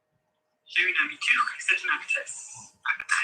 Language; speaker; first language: French; non-native, learner; Turkish